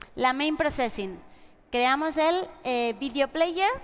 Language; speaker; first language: Spanish; native; Spanish